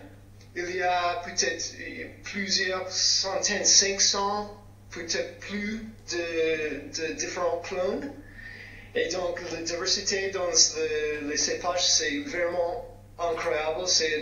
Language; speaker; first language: French; non-native, fluent; English